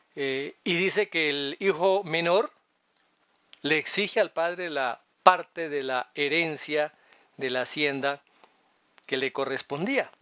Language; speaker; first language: Spanish; native; Spanish